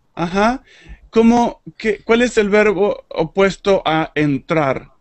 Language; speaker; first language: Spanish; native; Spanish